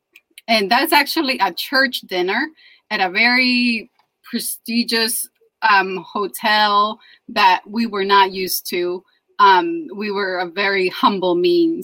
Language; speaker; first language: English; early bilingual, other home language; Spanish